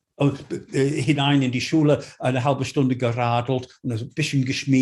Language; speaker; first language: German; non-native, fluent; English